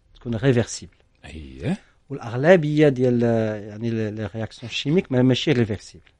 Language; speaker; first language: Arabic; native; Arabic